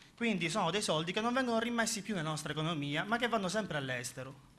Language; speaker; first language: Italian; native; Italian